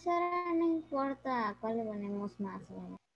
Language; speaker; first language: Spanish; native; Spanish